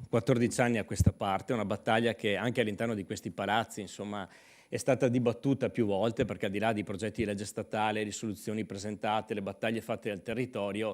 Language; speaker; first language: Italian; native; Italian